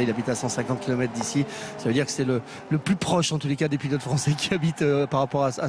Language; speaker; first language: French; native; French